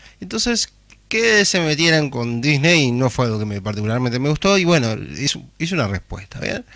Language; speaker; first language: Spanish; native; Spanish